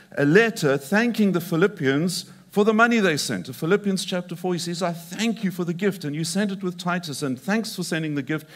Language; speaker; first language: English; native; English